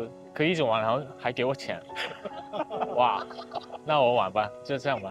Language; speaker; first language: Chinese; non-native, fluent; Korean